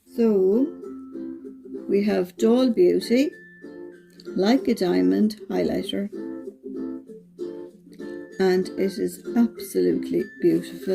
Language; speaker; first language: English; native; English